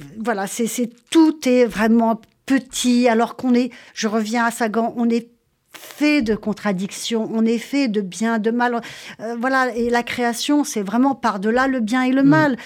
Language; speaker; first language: French; native; French